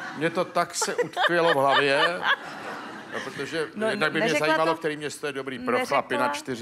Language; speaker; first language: Czech; native; Czech